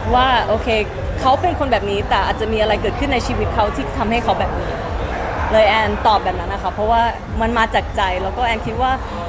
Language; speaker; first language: Thai; early bilingual, heritage; Thai